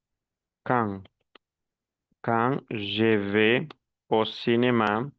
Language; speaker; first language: French; non-native, fluent; Spanish